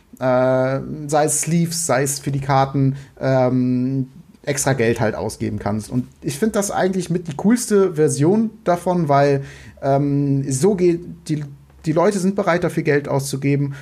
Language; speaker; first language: German; native; German